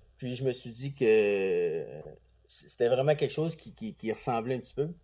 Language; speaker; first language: French; native; French